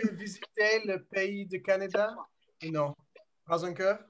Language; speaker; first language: French; non-native, learner; English